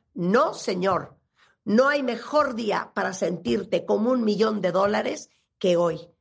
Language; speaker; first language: Spanish; native; Spanish